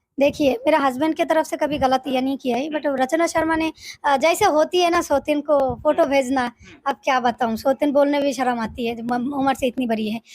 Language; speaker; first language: Hindi; non-native, fluent; Bangla